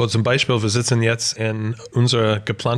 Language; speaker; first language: German; non-native, fluent; English